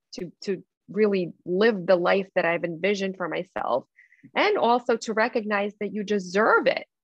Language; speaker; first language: English; non-native, fluent; Russian